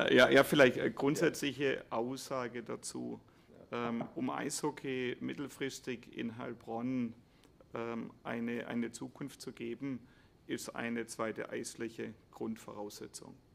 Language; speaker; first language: German; native; German